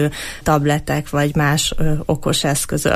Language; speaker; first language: Hungarian; native; Hungarian